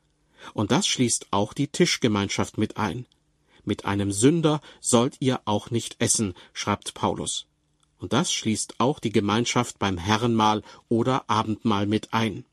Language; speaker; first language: German; native; German